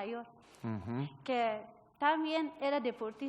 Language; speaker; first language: Spanish; non-native, learner; Persian